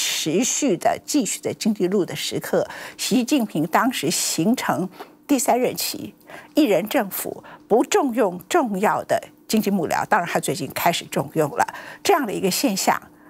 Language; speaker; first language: Chinese; native; Chinese